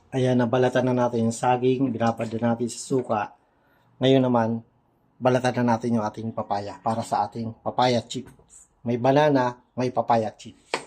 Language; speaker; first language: Filipino; non-native, local second language; Bikol